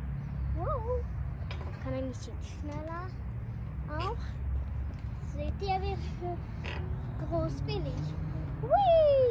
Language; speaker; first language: German; non-native, learner; Arabic